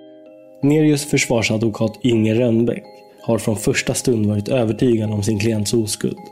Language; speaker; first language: Swedish; native; Swedish